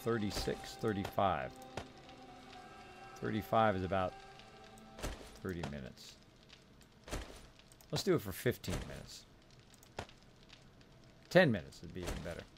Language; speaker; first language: English; native; English